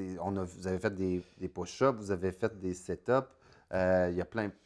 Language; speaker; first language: French; native; French